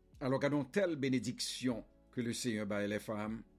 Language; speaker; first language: French; non-native, local second language; Haitian Creole